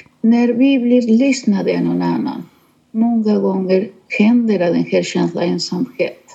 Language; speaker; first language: Swedish; non-native, fluent; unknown